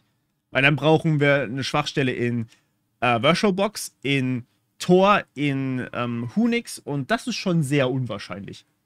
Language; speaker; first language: German; native; German